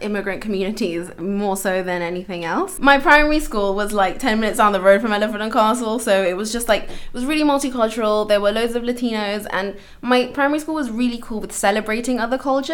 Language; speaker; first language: English; native; English